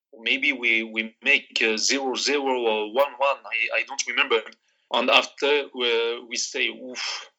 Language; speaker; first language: English; non-native, learner; Arabic